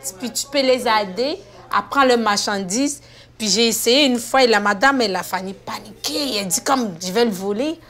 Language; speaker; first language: French; non-native, fluent; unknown